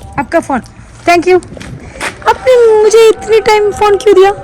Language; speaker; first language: Hindi; non-native, local second language; Malayalam